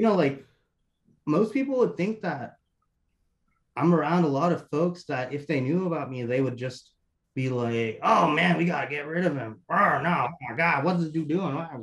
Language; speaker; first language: English; native; English